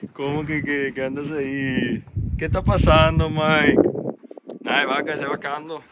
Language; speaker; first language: Spanish; early bilingual, heritage; Spanish